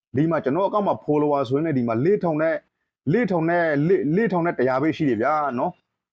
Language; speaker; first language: Burmese; non-native, local second language; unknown